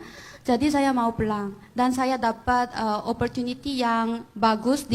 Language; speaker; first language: Indonesian; non-native, fluent; Korean